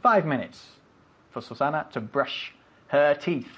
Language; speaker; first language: English; native; English